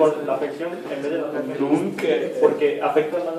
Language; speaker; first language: Spanish; native; Spanish